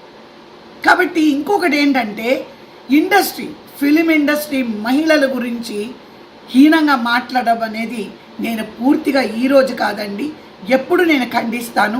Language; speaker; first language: Telugu; native; Telugu